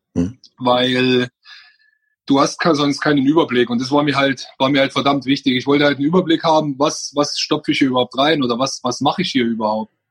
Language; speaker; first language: German; native; German